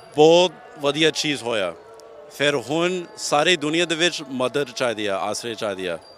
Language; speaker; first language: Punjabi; non-native, learner; English